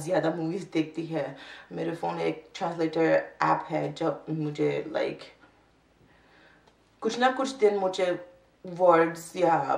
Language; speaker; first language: Hindi; non-native, learner; English